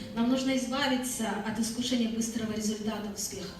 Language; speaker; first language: Russian; native; Russian